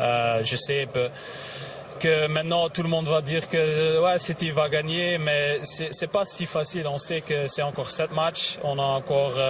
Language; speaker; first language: French; non-native, local second language; Dutch